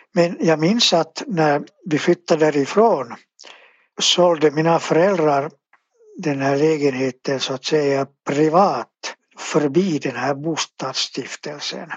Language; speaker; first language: Swedish; native; Swedish